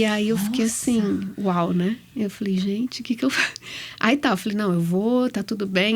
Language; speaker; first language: Portuguese; native; Portuguese